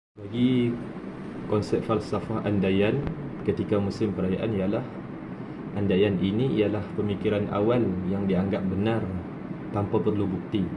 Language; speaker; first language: Malay; native; Malay